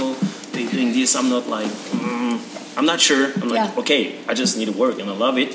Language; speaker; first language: English; non-native, learner; French